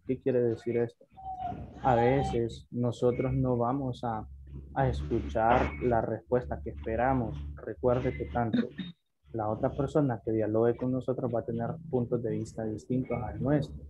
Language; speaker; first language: Spanish; native; Spanish